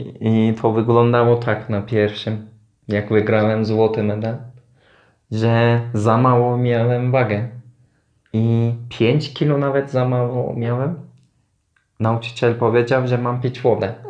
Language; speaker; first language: Polish; non-native, learner; Turkish